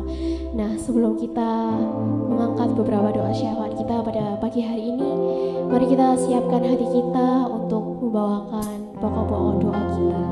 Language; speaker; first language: Indonesian; native; Indonesian